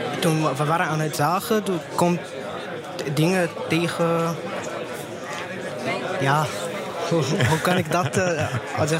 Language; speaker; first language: Dutch; non-native, learner; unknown